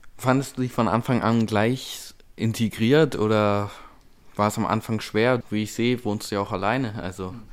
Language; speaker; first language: German; native; German